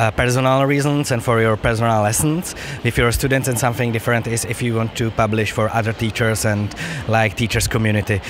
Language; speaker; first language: English; non-native, fluent; Czech